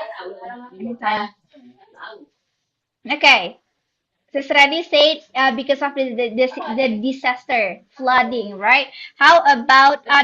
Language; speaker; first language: English; non-native, learner; Indonesian